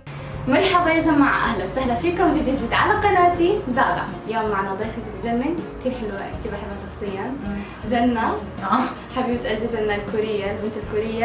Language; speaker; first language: Arabic; native; Arabic